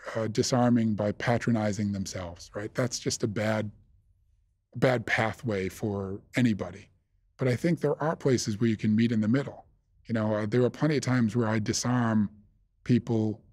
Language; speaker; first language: English; native; English